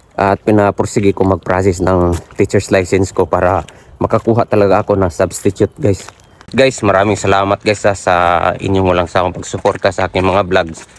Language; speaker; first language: Filipino; non-native, local second language; Cebuano